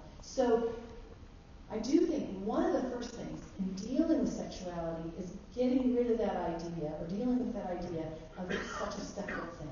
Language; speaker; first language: English; native; English